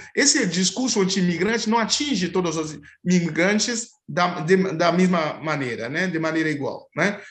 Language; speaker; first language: Portuguese; non-native, fluent; Haitian Creole